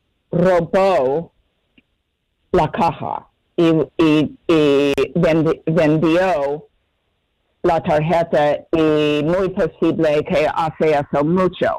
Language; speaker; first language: Spanish; non-native, fluent; English